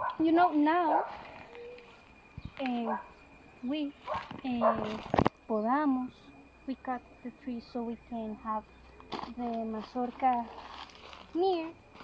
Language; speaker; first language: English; non-native, learner; Spanish